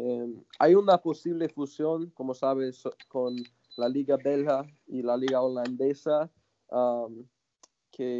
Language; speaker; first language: Spanish; non-native, fluent; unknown